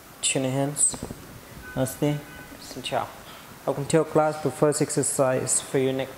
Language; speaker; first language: English; non-native, local second language; Hindi